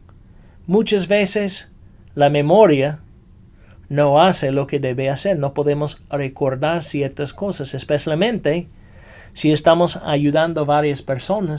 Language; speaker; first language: Spanish; non-native, fluent; English